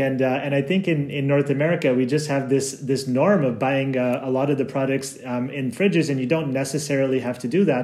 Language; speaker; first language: English; native; English